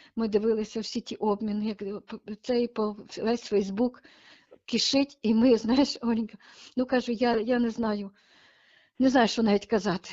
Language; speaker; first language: Ukrainian; native; Ukrainian